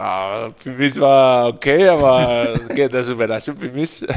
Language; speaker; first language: German; non-native, learner; Spanish